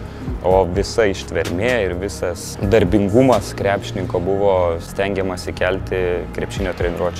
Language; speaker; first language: Lithuanian; native; Lithuanian